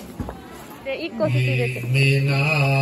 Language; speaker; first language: Japanese; non-native, fluent; Thai